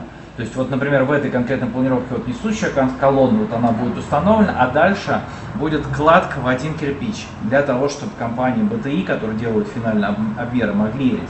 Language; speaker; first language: Russian; native; Russian